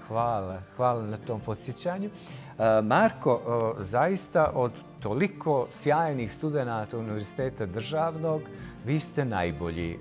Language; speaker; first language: Serbian; native; Serbian